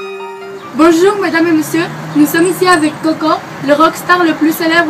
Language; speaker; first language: French; non-native, learner; Spanish